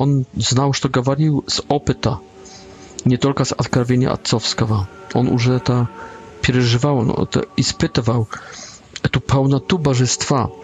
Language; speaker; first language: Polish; non-native, learner; Russian